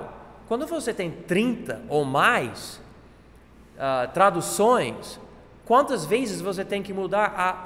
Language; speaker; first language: Portuguese; non-native, fluent; English